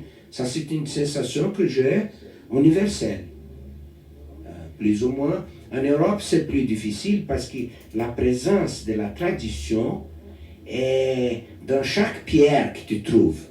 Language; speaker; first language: French; non-native, learner; Portuguese